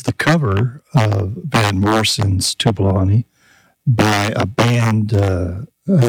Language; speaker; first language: English; native; English